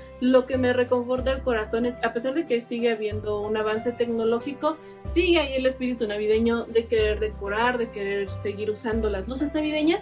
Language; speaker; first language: Spanish; native; Spanish